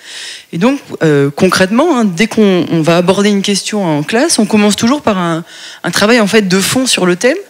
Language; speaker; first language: French; native; French